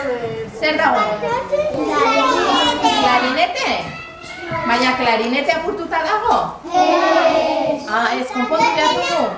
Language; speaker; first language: Basque; non-native, local second language; Spanish